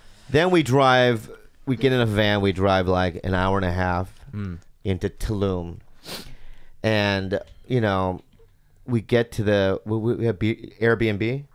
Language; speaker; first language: English; native; English